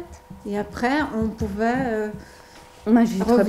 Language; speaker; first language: French; non-native, learner; Ukrainian